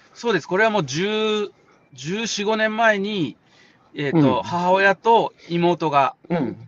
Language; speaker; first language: Japanese; native; Japanese